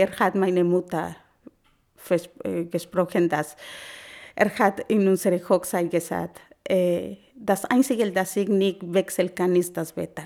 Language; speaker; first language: German; non-native, learner; Spanish